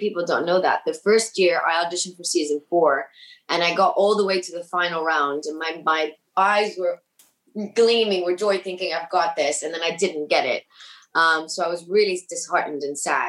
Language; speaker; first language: English; early bilingual, other home language; Spanish